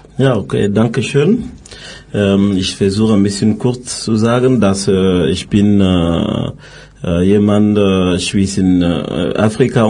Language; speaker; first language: German; non-native, learner; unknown